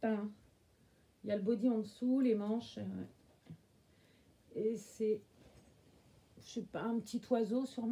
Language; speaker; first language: French; native; French